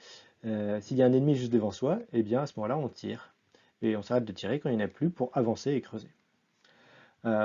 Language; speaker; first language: French; native; French